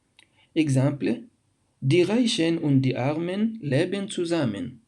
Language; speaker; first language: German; non-native, fluent; French